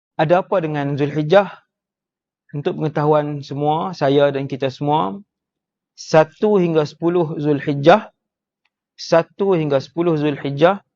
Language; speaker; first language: Malay; native; Malay